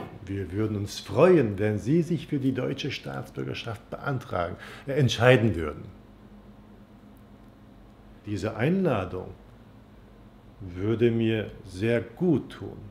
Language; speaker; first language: German; non-native, fluent; Turkish